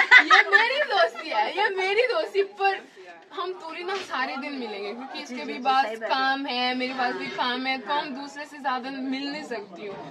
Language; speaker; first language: Hindi; non-native, learner; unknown